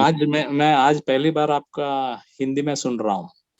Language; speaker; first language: Hindi; non-native, local second language; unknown